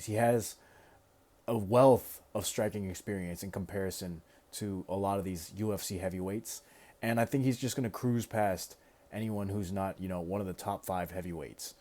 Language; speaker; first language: English; native; English